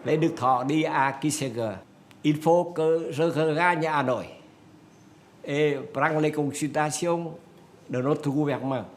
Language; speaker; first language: French; non-native, fluent; Vietnamese